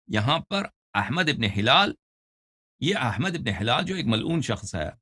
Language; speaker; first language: Urdu; non-native, fluent; Persian